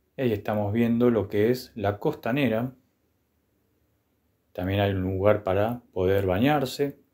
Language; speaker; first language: Spanish; native; Spanish